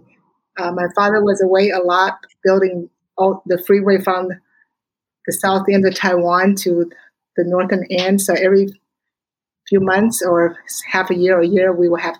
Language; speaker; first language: English; non-native, fluent; Chinese